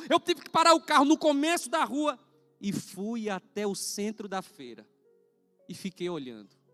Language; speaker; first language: Portuguese; native; Portuguese